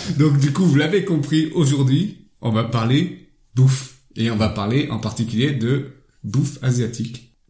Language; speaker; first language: French; early bilingual, other home language; Lao